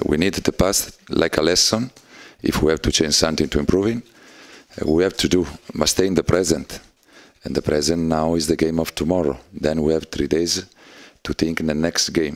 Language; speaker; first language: English; non-native, learner; Italian